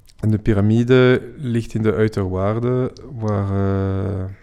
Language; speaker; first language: Dutch; non-native, fluent; French